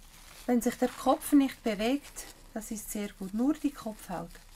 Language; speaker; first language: German; non-native, learner; Spanish